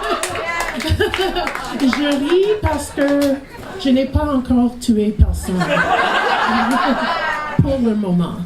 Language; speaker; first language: French; non-native, learner; English